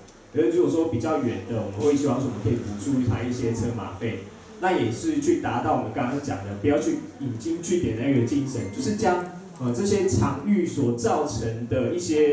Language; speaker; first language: Chinese; native; Chinese